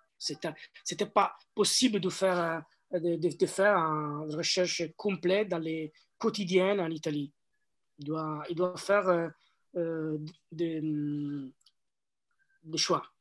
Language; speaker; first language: French; non-native, learner; Italian